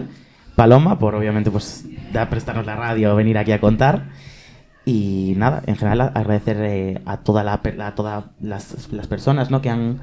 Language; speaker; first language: Spanish; native; Spanish